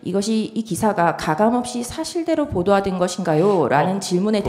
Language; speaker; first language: Korean; native; Korean